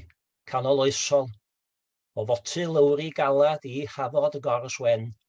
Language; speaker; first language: Welsh; native; Welsh